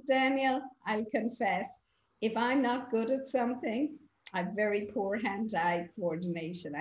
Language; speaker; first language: English; native; English